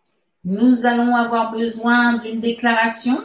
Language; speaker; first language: French; native; French